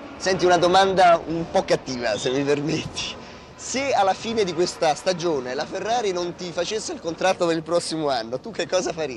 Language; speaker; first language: Italian; native; Italian